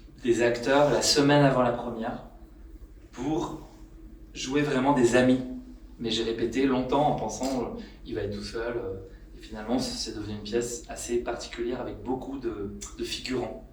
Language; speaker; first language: French; native; French